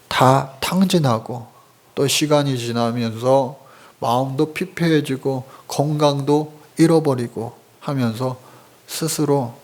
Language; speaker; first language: Korean; native; Korean